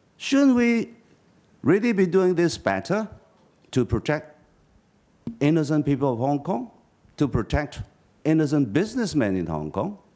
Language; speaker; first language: English; non-native, local second language; Chinese